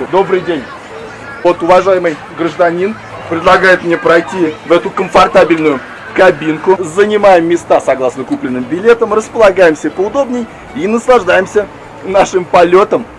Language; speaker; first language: Russian; native; Russian